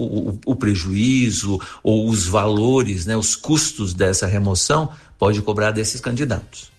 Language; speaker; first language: Portuguese; native; Portuguese